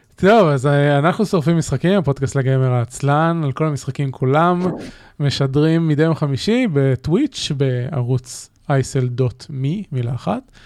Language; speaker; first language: Hebrew; native; Hebrew